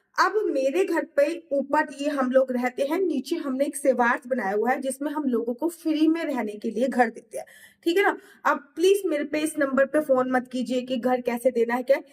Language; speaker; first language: Hindi; native; Hindi